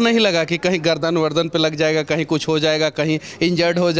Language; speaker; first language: Hindi; native; Hindi